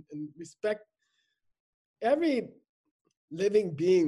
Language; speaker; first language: English; native; English